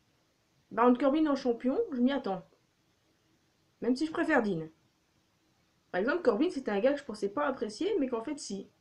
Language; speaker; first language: French; native; French